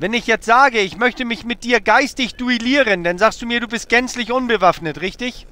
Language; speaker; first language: German; native; German